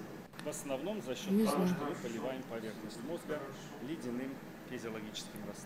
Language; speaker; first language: Russian; native; Russian